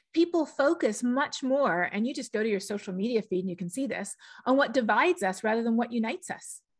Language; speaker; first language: English; native; English